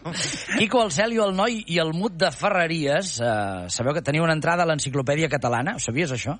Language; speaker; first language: Catalan; native; Catalan